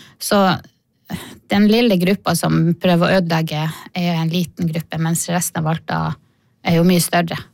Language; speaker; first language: Norwegian; native; Norwegian